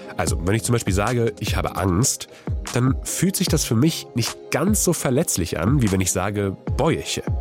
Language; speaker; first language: German; non-native, fluent; Polish